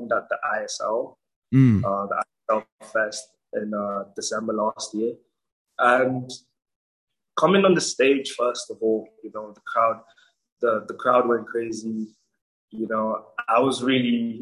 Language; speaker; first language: English; non-native, local second language; Igbo